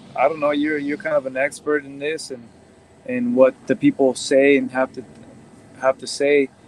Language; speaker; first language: English; native; English